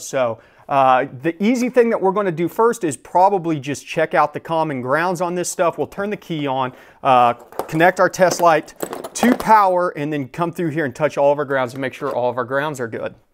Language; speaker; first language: English; native; English